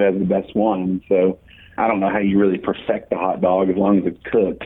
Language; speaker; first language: English; native; English